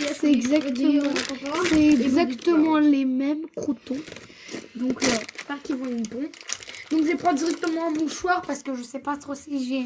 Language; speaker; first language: French; native; French